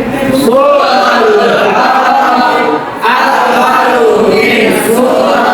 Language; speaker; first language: Arabic; non-native, fluent; Indonesian